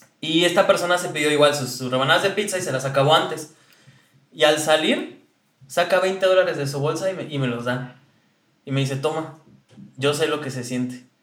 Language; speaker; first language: Spanish; native; Spanish